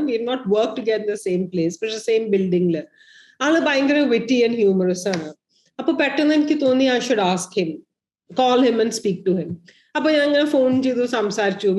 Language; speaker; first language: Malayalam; early bilingual, heritage; Malayalam